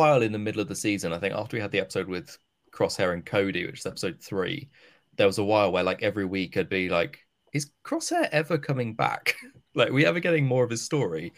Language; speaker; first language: English; native; English